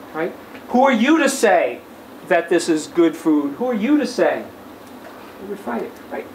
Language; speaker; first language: English; native; English